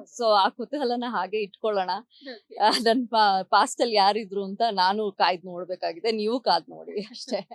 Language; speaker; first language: Kannada; non-native, local second language; Kodava